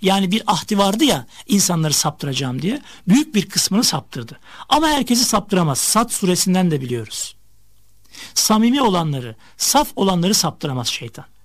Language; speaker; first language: Turkish; native; Turkish